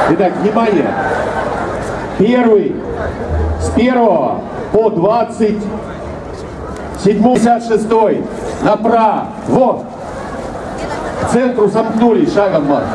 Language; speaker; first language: Russian; native; Russian